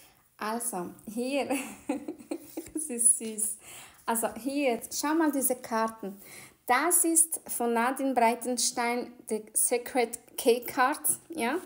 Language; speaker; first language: German; non-native, fluent; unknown